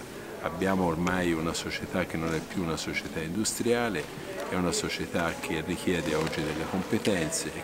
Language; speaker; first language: Italian; native; Italian